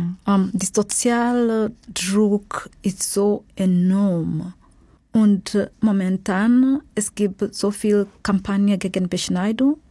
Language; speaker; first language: German; non-native, learner; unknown